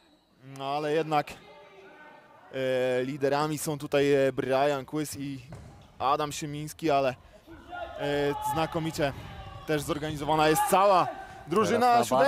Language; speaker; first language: Polish; native; Polish